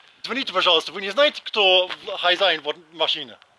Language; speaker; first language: Russian; non-native, learner; English